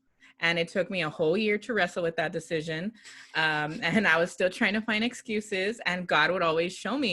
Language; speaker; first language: English; native; English